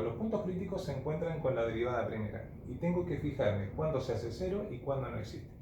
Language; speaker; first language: Spanish; native; Spanish